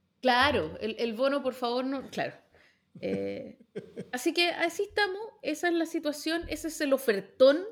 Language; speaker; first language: Spanish; native; Spanish